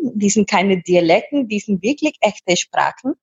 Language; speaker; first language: German; non-native, learner; Hindi